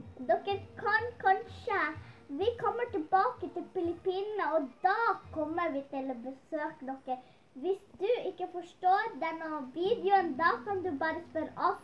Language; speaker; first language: Norwegian; early bilingual, other home language; Cebuano